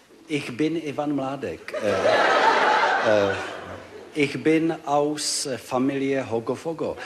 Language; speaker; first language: German; non-native, learner; Czech